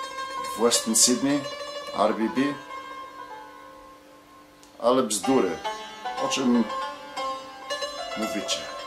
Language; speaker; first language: Polish; early bilingual, heritage; English